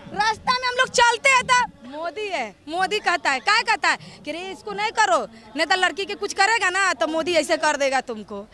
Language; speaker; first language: Hindi; native; Hindi